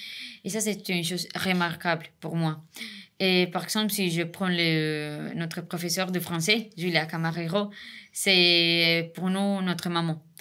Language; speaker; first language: French; non-native, fluent; Spanish